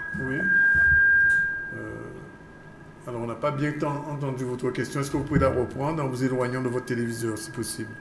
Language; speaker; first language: French; native; French